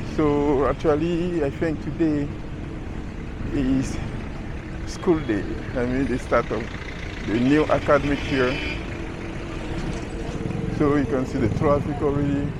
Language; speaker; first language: English; non-native, learner; French